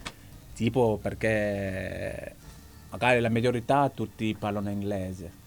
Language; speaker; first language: Italian; non-native, learner; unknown